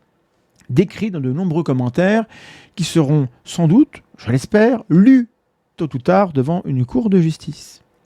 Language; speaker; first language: French; native; French